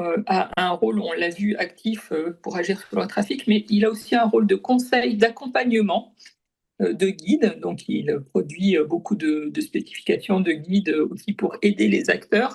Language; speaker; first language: French; native; French